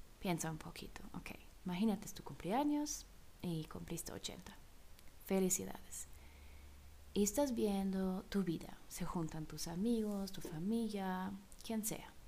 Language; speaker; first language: Spanish; non-native, fluent; German